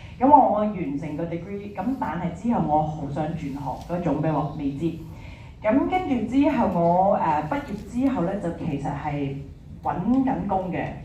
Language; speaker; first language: Cantonese; early bilingual, heritage; Cantonese